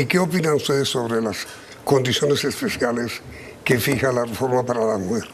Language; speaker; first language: Spanish; native; Spanish